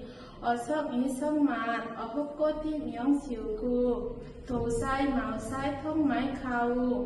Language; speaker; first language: Cantonese; non-native, learner; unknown